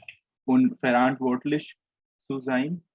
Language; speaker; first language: German; non-native, fluent; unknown